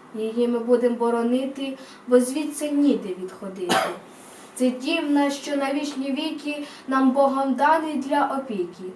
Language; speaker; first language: Ukrainian; native; Ukrainian